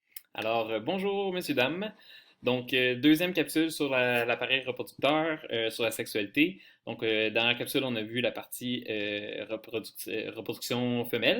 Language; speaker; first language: French; native; French